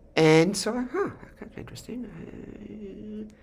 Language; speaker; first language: English; native; English